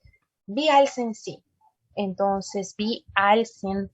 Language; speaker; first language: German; non-native, learner; Spanish